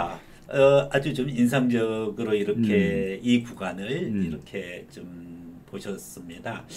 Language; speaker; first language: Korean; native; Korean